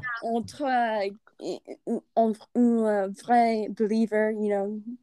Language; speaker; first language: French; non-native, learner; English